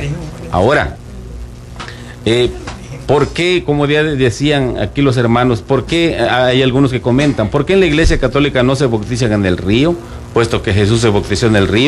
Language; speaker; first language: Spanish; native; Spanish